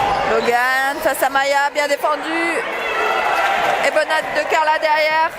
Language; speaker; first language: French; native; French